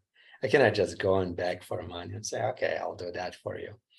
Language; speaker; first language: English; non-native, fluent; Ukrainian